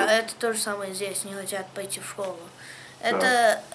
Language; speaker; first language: Russian; early bilingual, heritage; English